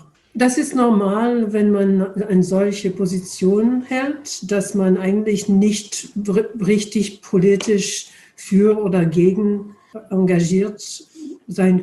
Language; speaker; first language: German; non-native, fluent; English